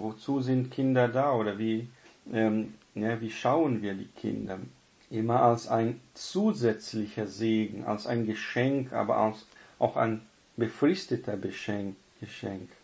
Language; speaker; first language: German; non-native, fluent; Portuguese